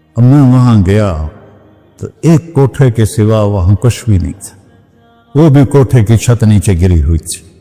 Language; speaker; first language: Urdu; non-native, local second language; Punjabi